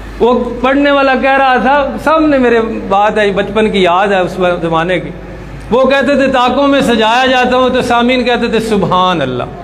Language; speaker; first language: Urdu; non-native, local second language; Punjabi